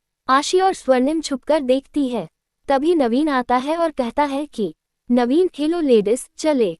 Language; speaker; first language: Hindi; native; Hindi